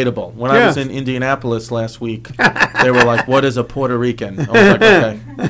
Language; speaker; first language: English; native; English